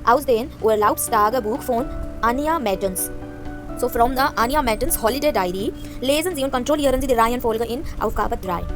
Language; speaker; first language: German; non-native, fluent; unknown